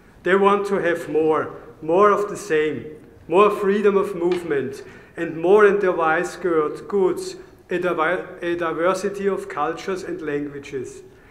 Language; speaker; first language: English; non-native, fluent; German